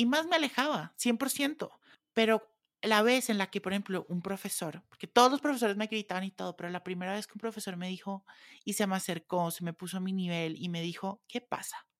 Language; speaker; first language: Spanish; native; Spanish